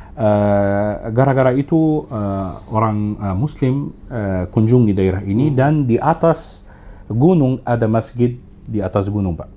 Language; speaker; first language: Indonesian; non-native, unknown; Arabic